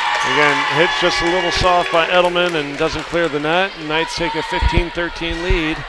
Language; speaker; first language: English; native; English